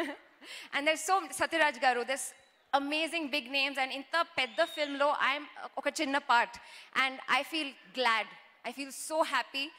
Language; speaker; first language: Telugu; non-native, learner; Kannada